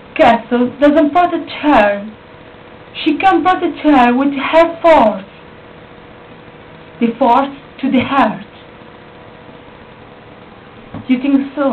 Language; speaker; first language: English; non-native, learner; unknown